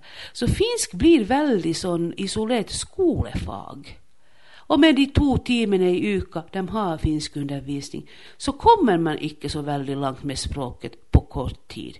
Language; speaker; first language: Swedish; non-native, local second language; Finnish